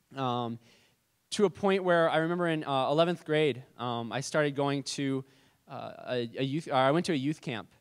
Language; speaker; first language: English; native; English